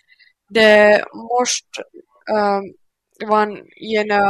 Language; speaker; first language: Hungarian; non-native, learner; Finnish